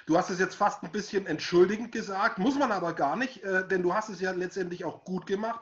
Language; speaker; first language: German; native; German